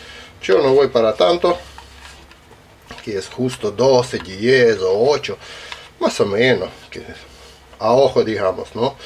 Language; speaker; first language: Spanish; non-native, learner; Russian